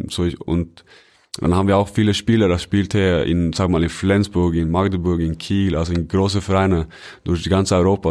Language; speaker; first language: German; non-native, fluent; Norwegian